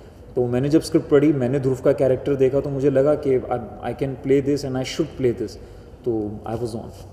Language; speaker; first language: Hindi; native; Hindi